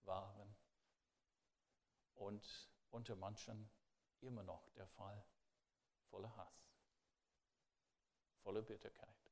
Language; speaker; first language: German; non-native, fluent; English